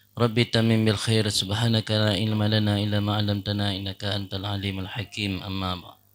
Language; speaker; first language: Malay; non-native, local second language; Achinese